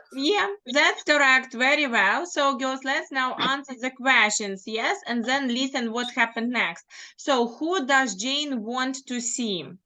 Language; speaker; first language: English; non-native, fluent; Ukrainian